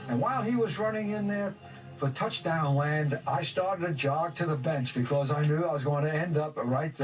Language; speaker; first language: English; native; English